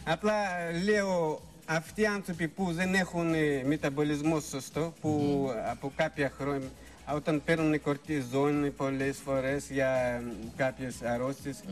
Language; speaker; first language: Greek; non-native, fluent; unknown